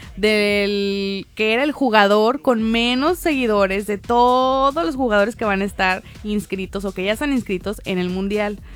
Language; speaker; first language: Spanish; native; Spanish